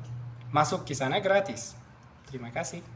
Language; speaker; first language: Indonesian; non-native, learner; Uzbek